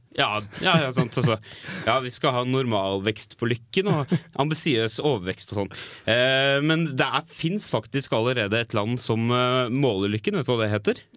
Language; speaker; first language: Norwegian; native; Norwegian